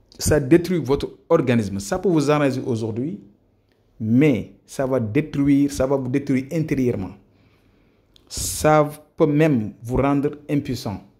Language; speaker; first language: French; non-native, local second language; Wolof